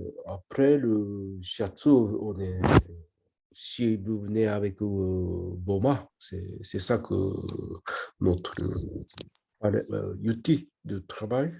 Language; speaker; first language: French; non-native, learner; Japanese